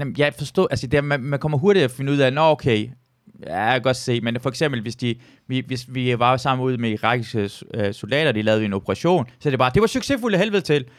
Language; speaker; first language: Danish; early bilingual, other home language; Persian